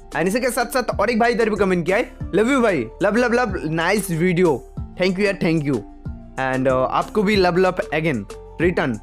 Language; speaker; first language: Hindi; non-native, local second language; Bangla